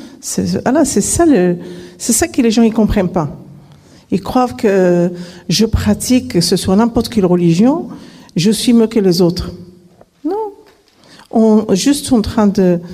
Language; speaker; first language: French; non-native, local second language; Arabic